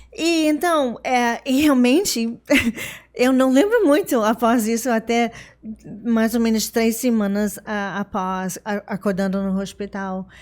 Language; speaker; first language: Portuguese; non-native, fluent; English